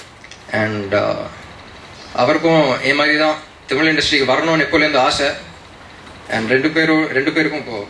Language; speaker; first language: Tamil; non-native, local second language; Telugu